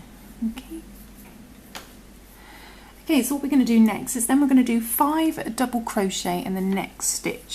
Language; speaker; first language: English; native; English